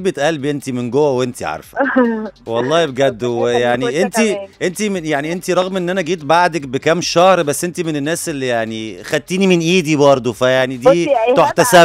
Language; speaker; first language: Arabic; native; Arabic